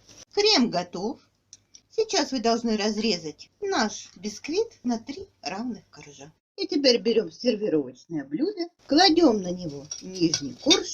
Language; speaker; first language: Russian; native; Russian